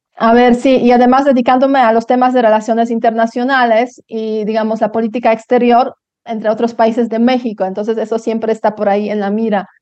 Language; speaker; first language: Spanish; non-native, fluent; Polish